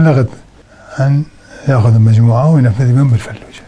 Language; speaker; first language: Arabic; native; Arabic